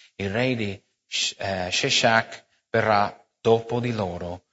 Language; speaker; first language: Italian; non-native, fluent; English